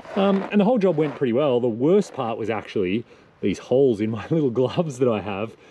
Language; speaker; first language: English; native; English